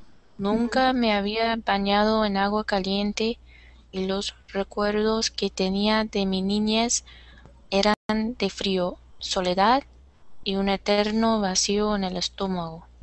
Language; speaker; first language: Spanish; non-native, learner; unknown